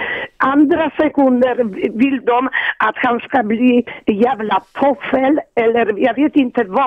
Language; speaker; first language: Swedish; non-native, fluent; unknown